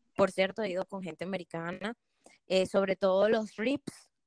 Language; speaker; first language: Spanish; native; Spanish